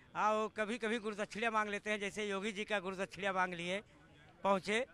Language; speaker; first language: Hindi; native; Hindi